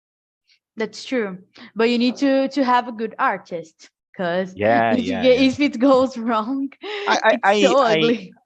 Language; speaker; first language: English; non-native, fluent; Portuguese